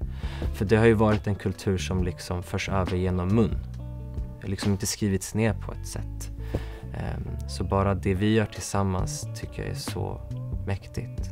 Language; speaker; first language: Swedish; early bilingual, other home language; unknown